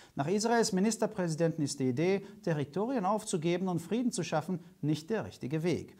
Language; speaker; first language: German; non-native, fluent; Hungarian